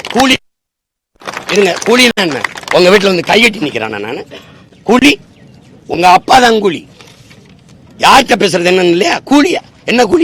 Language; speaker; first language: Tamil; native; Tamil